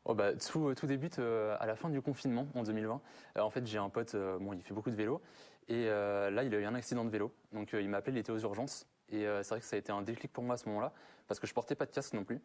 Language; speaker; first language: French; native; French